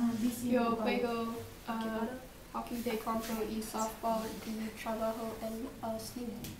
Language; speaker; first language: Spanish; non-native, learner; English